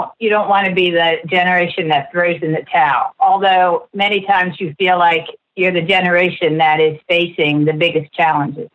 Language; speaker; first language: English; native; English